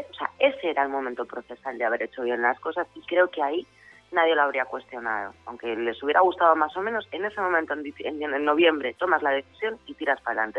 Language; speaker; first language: Spanish; native; Spanish